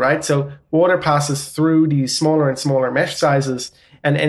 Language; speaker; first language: English; native; English